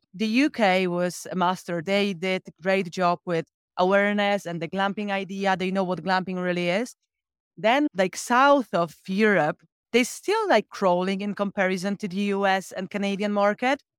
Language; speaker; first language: English; non-native, fluent; Polish